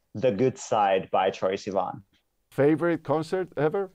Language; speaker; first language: English; non-native, fluent; Finnish